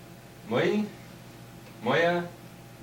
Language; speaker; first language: Russian; non-native, learner; English